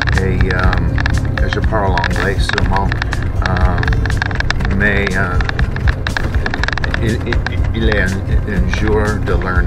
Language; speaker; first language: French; non-native, learner; English